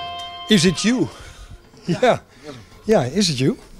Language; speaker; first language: Dutch; native; Dutch